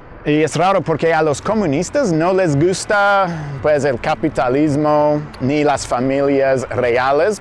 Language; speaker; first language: Spanish; non-native, fluent; English